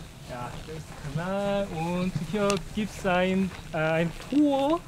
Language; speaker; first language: German; non-native, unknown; Korean